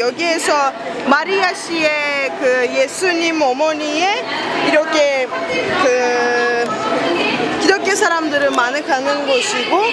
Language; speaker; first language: Korean; non-native, fluent; Turkish